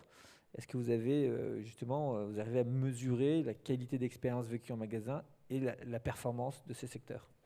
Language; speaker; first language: French; native; French